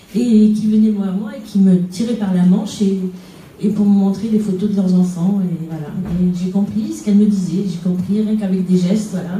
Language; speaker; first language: French; non-native, local second language; Arabic